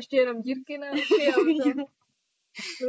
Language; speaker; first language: Czech; early bilingual, heritage; Czech